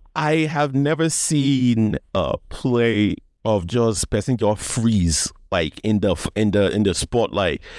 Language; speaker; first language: English; non-native, local second language; Yoruba